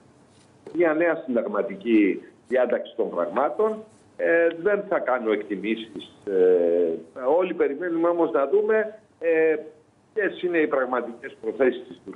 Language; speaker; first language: Greek; native; Greek